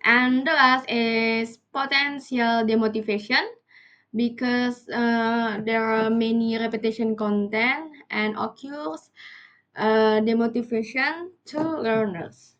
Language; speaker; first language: English; non-native, learner; Indonesian